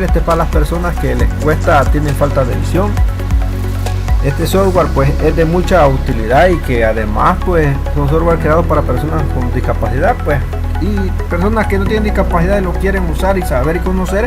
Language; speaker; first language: Spanish; native; Spanish